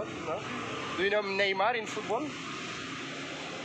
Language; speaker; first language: English; non-native, fluent; French